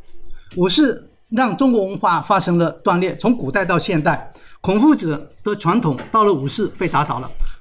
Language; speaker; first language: Chinese; native; Chinese